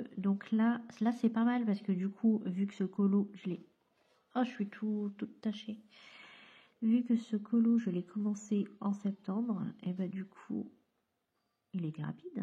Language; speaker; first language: French; native; French